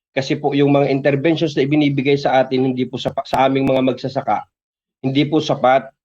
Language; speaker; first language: Filipino; non-native, local second language; Iloko